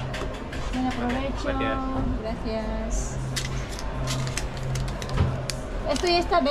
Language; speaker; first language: Spanish; non-native, learner; Filipino